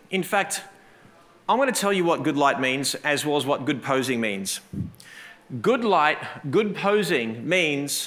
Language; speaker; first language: English; native; English